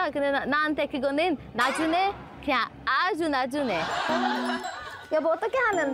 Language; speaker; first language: Korean; non-native, learner; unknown